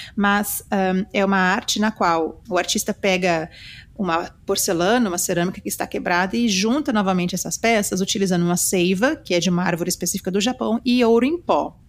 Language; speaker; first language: Portuguese; early bilingual, heritage; Portuguese